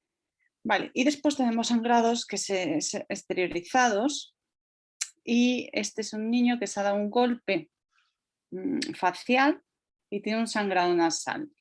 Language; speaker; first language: Spanish; native; Spanish